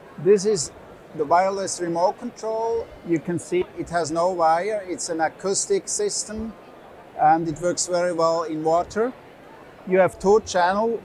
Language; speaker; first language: English; non-native, learner; German